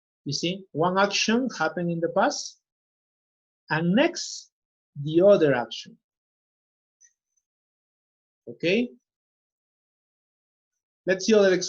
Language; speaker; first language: English; non-native, fluent; Spanish